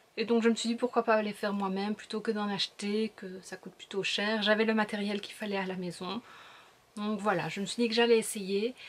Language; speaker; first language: French; native; French